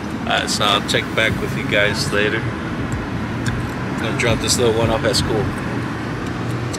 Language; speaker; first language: English; early bilingual, other home language; Spanish